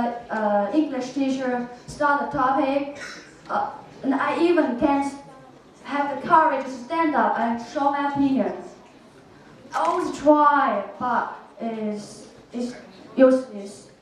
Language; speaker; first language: English; non-native, learner; Chinese